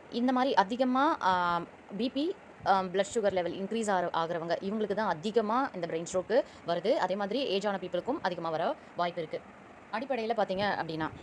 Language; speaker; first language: Tamil; native; Tamil